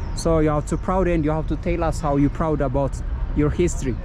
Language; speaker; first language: English; non-native, local second language; Amharic